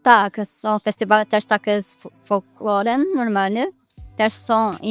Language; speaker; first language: Polish; non-native, learner; Portuguese